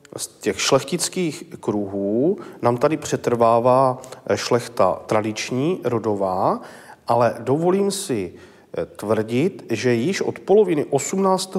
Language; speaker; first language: Czech; native; Czech